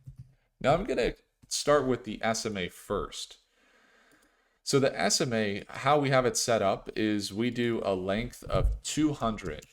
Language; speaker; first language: English; native; English